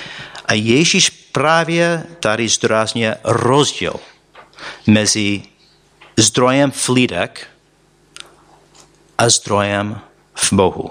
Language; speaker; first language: Czech; non-native, fluent; English